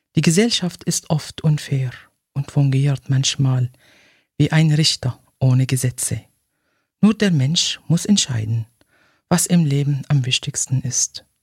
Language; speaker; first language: German; non-native, fluent; Arabic